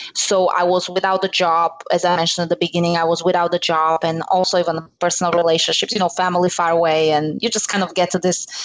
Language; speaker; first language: English; non-native, fluent; Slovak